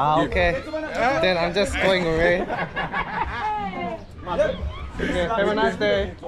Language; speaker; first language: English; non-native, learner; Korean